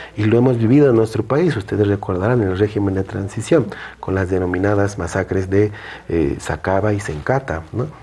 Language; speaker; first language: Spanish; native; Spanish